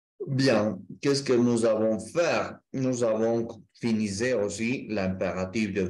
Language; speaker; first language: French; non-native, learner; Spanish